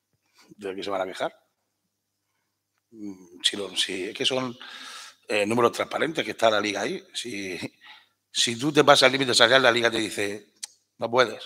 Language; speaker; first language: Spanish; native; Spanish